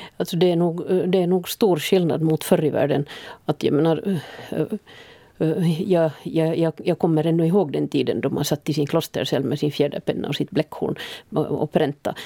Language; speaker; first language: Swedish; native; Swedish